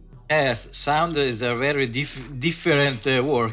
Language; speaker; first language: English; non-native, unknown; Italian